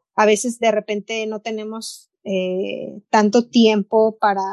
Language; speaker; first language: Spanish; native; Spanish